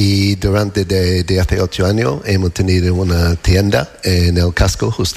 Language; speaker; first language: Spanish; non-native, learner; English